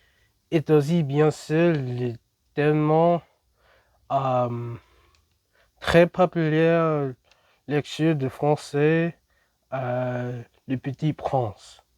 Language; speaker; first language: French; non-native, learner; English